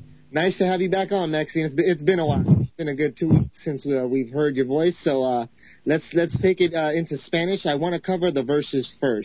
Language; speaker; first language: English; native; English